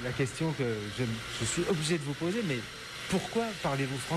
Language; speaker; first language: French; native; French